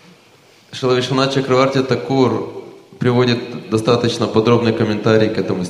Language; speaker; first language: Russian; native; Russian